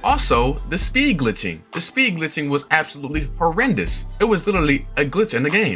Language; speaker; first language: English; native; English